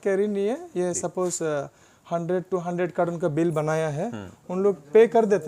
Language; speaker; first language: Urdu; non-native, fluent; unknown